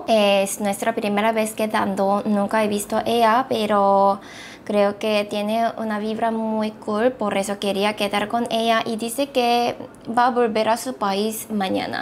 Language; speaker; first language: Spanish; non-native, fluent; Korean